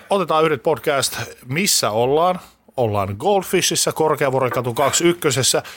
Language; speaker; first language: Finnish; native; Finnish